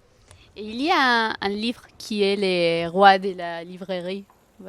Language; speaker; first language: French; non-native, fluent; Spanish